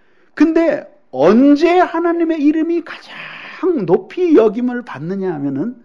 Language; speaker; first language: Korean; native; Korean